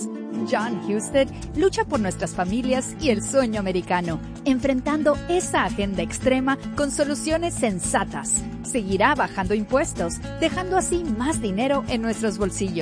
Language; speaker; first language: Spanish; native; Spanish